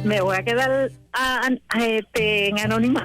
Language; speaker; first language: Spanish; native; Spanish